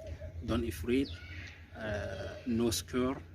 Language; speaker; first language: English; non-native, learner; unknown